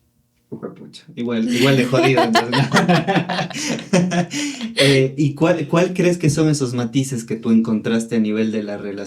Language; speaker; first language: Spanish; native; Spanish